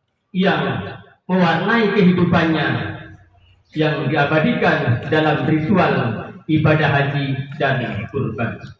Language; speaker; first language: Indonesian; native; Indonesian